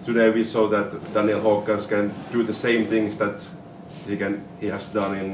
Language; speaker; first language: English; non-native, fluent; Finnish